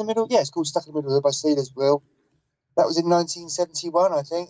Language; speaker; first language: English; native; English